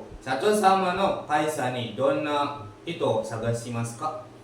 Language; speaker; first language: Japanese; non-native, learner; Indonesian